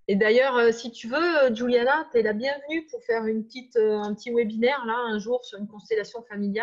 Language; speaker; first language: French; native; French